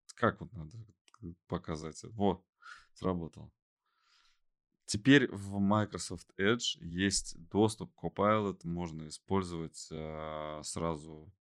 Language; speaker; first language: Russian; native; Russian